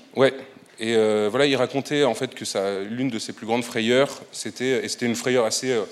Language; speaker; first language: French; native; French